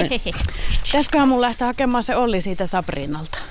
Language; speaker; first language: Finnish; native; Finnish